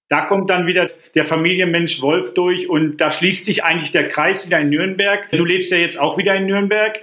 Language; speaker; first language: German; native; German